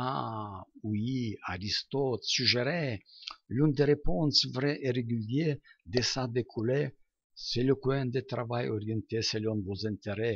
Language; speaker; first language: French; non-native, learner; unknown